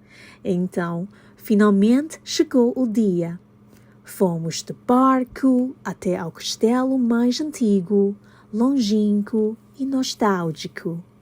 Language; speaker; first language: Portuguese; non-native, learner; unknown